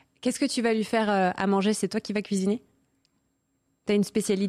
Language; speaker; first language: French; native; French